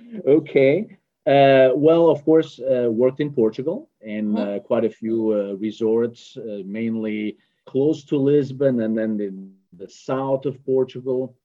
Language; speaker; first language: English; non-native, fluent; Portuguese